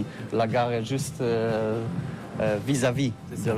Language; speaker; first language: French; non-native, learner; Polish